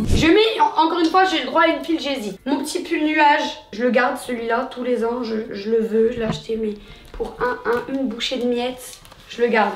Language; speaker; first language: French; native; French